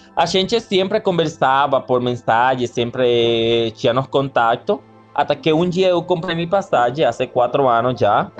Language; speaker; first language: Portuguese; non-native, learner; Spanish